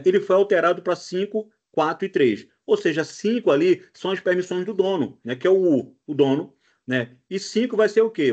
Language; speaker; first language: Portuguese; native; Portuguese